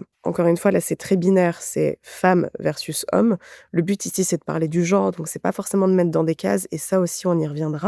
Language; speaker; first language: French; native; French